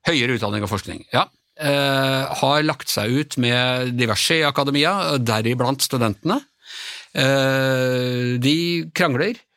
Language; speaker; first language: Norwegian; native; Norwegian